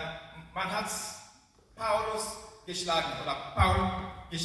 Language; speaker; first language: German; non-native, learner; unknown